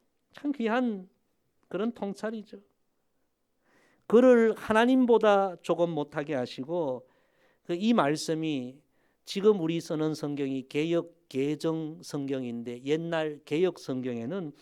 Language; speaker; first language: Korean; native; Korean